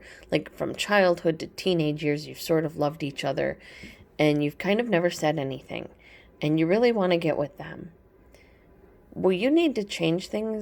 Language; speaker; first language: English; native; English